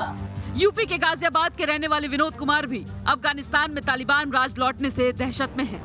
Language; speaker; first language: Hindi; native; Hindi